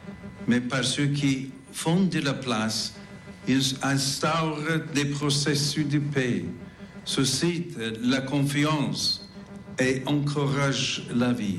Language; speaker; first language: French; non-native, fluent; English